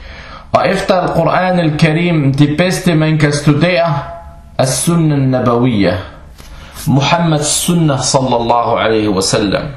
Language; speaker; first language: Danish; early bilingual, other home language; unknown